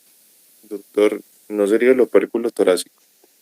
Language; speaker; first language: Spanish; native; Spanish